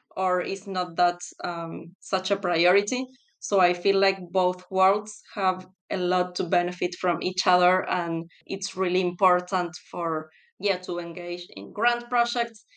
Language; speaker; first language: English; non-native, fluent; Spanish